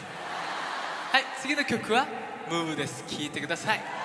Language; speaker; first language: Japanese; non-native, fluent; Korean